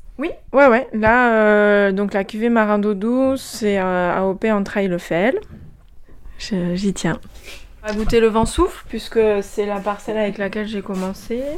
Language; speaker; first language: French; native; French